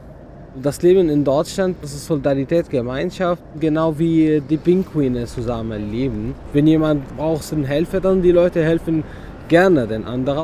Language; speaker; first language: German; non-native, learner; Arabic